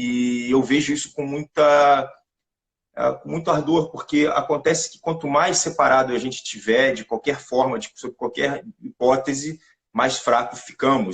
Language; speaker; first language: Portuguese; native; Portuguese